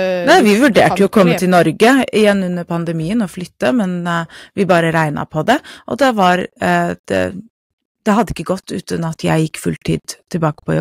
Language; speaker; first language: Norwegian; non-native, fluent; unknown